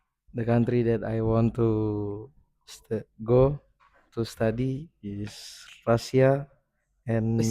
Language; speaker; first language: English; non-native, learner; Indonesian